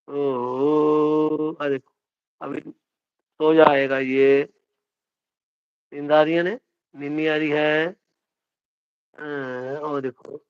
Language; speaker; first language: Hindi; non-native, local second language; Punjabi